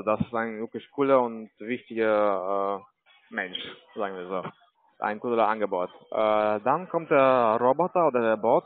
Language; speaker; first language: German; non-native, learner; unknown